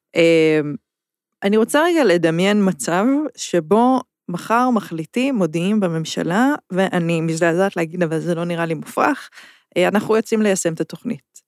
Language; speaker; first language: Hebrew; native; Hebrew